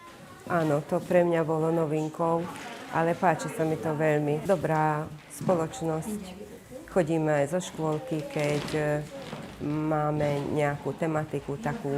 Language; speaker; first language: Slovak; non-native, local second language; Hungarian